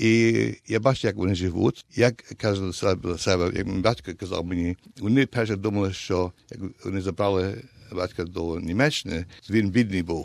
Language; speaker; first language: Ukrainian; early bilingual, heritage; Ukrainian